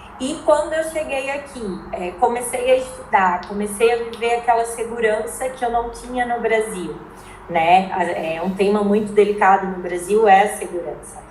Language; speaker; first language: Portuguese; native; Portuguese